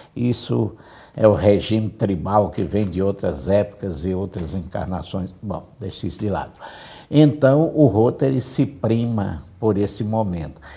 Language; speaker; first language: Portuguese; native; Portuguese